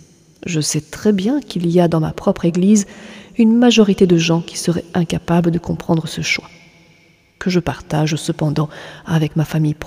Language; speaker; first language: French; native; French